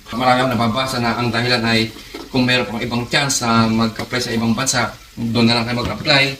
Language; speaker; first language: Filipino; native; Filipino